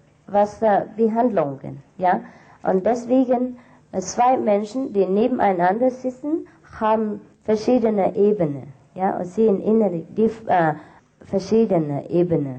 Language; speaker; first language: German; non-native, fluent; Vietnamese